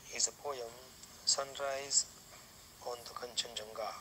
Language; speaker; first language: English; non-native, local second language; Gujarati